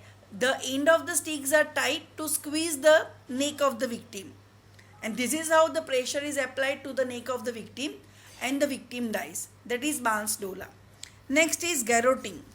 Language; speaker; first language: English; non-native, local second language; Gujarati